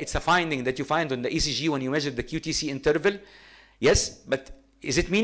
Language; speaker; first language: English; non-native, fluent; Arabic